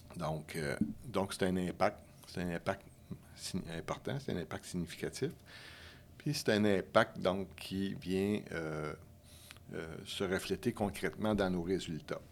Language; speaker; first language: French; native; French